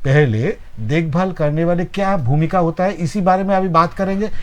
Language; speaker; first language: Hindi; non-native, local second language; Bangla